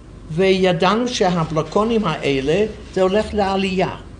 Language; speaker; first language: Hebrew; non-native, fluent; English